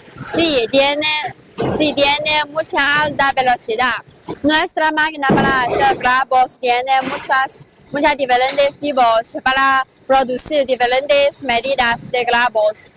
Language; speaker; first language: Spanish; non-native, learner; Chinese